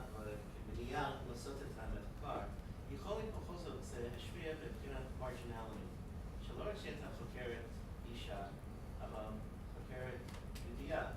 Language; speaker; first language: Hebrew; non-native, fluent; English